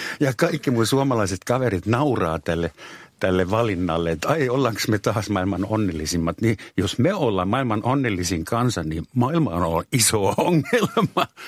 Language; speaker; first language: Finnish; non-native, fluent; German